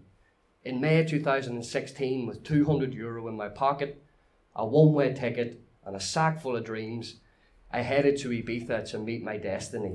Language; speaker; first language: English; native; English